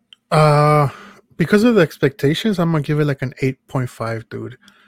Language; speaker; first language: English; early bilingual, other home language; Spanish